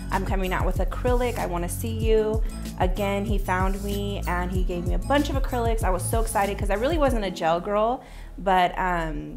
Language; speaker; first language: English; native; English